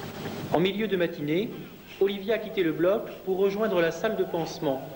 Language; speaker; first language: French; native; French